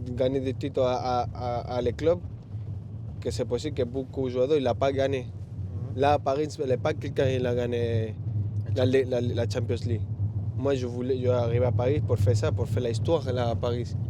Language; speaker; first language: French; non-native, learner; Spanish